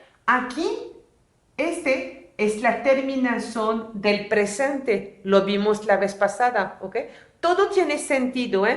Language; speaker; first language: Spanish; non-native, fluent; French